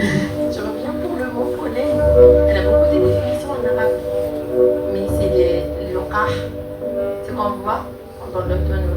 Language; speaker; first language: French; non-native, fluent; Arabic